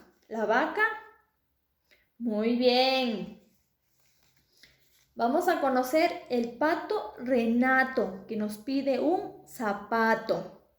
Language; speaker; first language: Spanish; native; Spanish